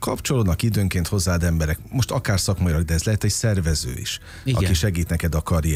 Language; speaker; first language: Hungarian; native; Hungarian